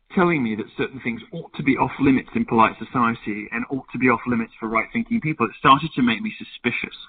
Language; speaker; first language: English; native; English